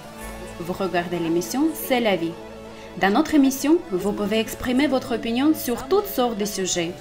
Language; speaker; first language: French; non-native, fluent; Russian